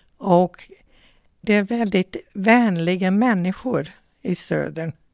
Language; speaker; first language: Swedish; non-native, fluent; English